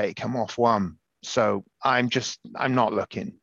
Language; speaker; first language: English; native; English